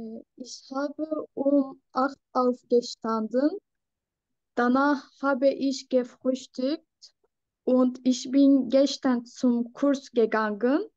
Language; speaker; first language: German; non-native, learner; Turkish